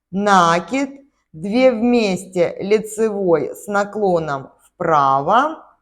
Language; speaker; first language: Russian; native; Russian